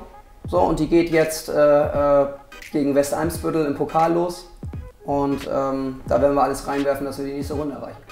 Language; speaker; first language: German; native; German